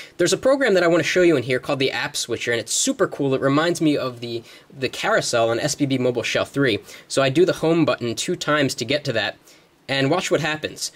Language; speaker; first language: English; native; English